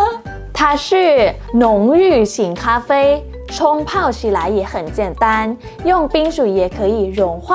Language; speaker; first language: Chinese; non-native, fluent; Thai